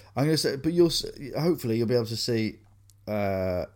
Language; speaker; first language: English; native; English